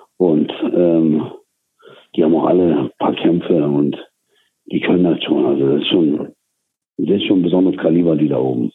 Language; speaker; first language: German; early bilingual, other home language; Turkish